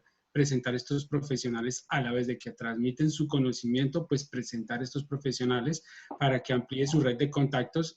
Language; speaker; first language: Spanish; native; Spanish